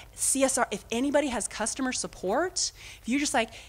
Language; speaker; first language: English; native; English